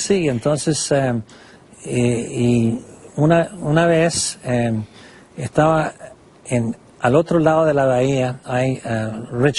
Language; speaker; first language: Spanish; non-native, fluent; English